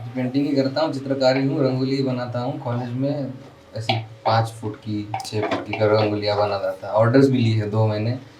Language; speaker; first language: Hindi; non-native, local second language; Marathi